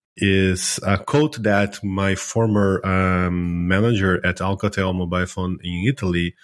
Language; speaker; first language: English; non-native, fluent; Portuguese